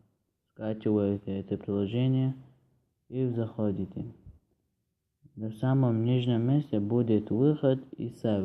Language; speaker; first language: Russian; early bilingual, heritage; Russian